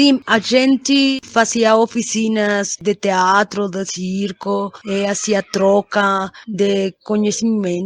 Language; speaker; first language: Portuguese; non-native, learner; Spanish